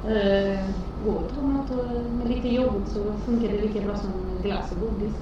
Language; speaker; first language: Swedish; non-native, fluent; Romanian